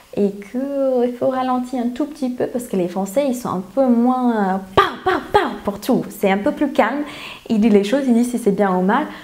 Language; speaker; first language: French; non-native, fluent; English